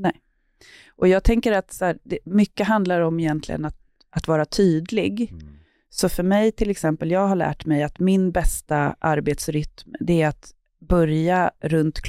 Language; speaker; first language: Swedish; native; Swedish